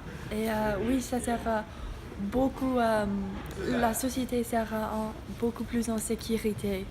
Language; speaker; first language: French; non-native, learner; English